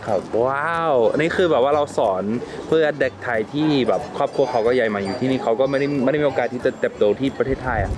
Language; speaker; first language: Thai; non-native, fluent; English